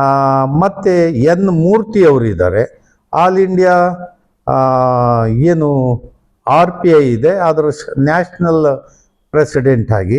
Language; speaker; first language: Kannada; native; Kannada